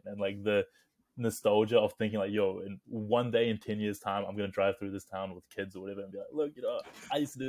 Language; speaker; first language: English; native; English